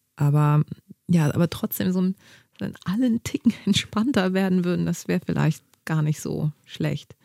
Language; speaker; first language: German; native; German